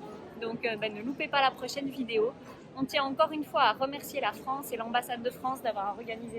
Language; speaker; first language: French; native; French